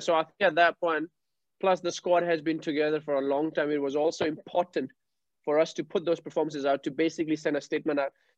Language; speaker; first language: English; non-native, local second language; Punjabi